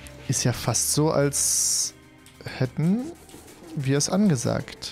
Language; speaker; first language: German; native; German